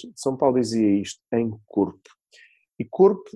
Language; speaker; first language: Portuguese; native; Portuguese